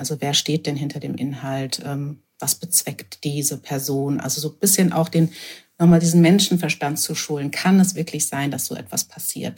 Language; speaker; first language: German; native; German